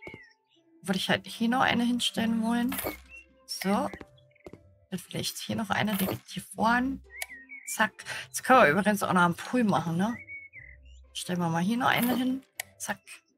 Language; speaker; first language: German; native; German